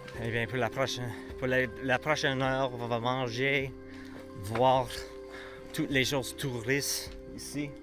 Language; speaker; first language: French; non-native, learner; English